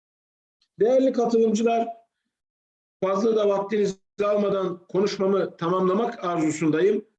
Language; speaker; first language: Turkish; native; Turkish